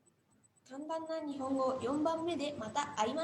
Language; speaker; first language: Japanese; non-native, learner; Indonesian